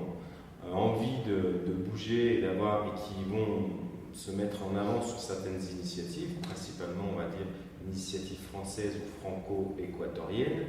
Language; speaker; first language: French; native; French